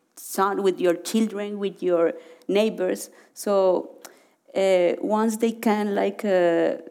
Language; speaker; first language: English; non-native, learner; Spanish